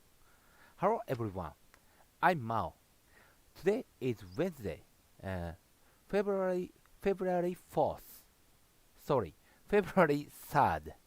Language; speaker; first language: English; non-native, learner; Japanese